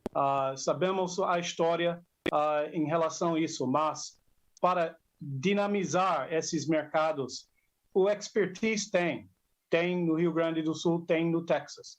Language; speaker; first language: Portuguese; non-native, fluent; English